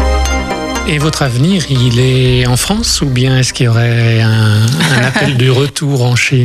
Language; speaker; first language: French; native; French